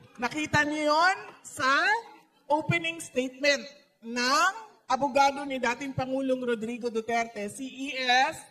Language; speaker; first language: Filipino; non-native, local second language; Cebuano